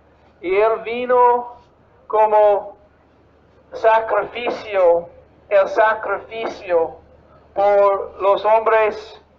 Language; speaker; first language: Spanish; non-native, fluent; English